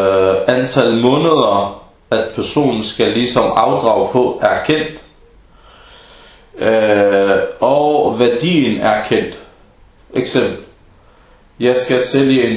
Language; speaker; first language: Danish; non-native, fluent; Arabic